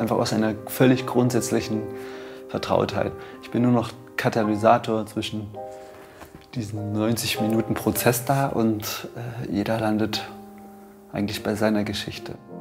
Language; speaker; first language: German; native; German